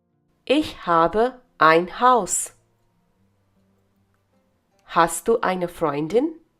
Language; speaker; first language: German; non-native, fluent; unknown